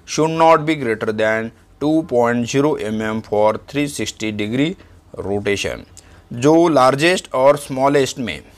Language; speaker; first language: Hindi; non-native, local second language; Marathi